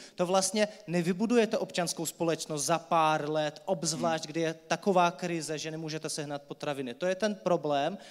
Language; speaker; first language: Czech; non-native, fluent; Russian